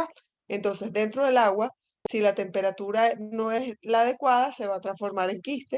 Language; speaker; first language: Spanish; native; Spanish